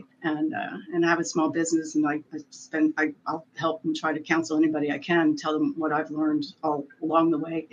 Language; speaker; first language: English; native; English